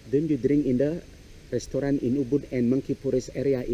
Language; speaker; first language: English; non-native, learner; Balinese